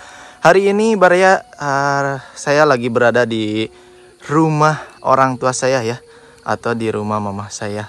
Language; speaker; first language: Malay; non-native, local second language; Sundanese